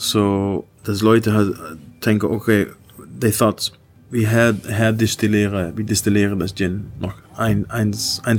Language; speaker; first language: German; non-native, learner; Dutch